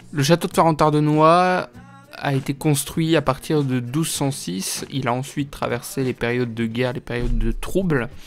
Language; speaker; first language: French; native; French